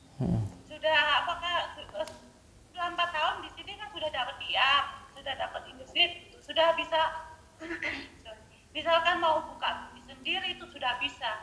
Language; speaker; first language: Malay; non-native, local second language; Javanese